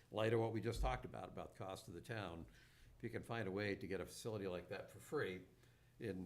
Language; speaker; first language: English; native; English